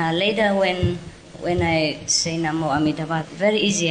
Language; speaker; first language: English; non-native, fluent; Vietnamese